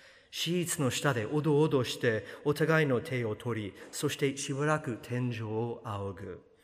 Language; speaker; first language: Japanese; non-native, fluent; English